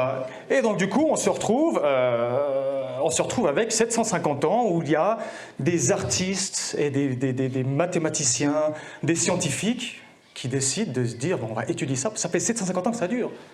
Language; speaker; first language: French; native; French